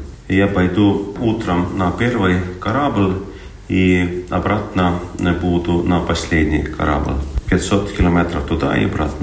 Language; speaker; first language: Russian; non-native, local second language; Estonian